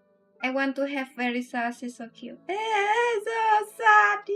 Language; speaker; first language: English; non-native, learner; Vietnamese